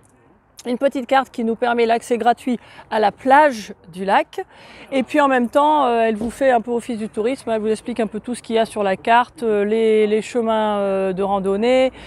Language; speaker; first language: French; native; French